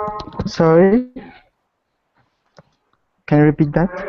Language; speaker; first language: English; non-native, learner; Arabic